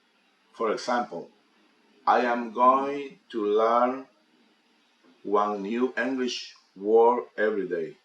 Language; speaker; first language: English; non-native, learner; Spanish